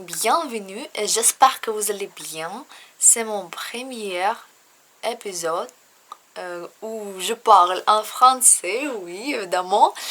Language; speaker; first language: French; non-native, learner; Russian